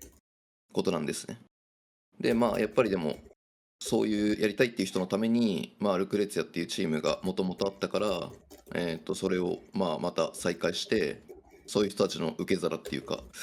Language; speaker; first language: Japanese; native; Japanese